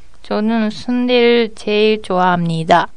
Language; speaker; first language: Korean; non-native, learner; Japanese